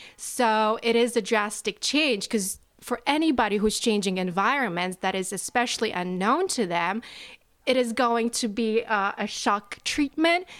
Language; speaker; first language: English; non-native, fluent; Polish